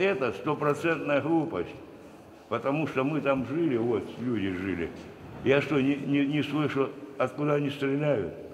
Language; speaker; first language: Russian; native; Russian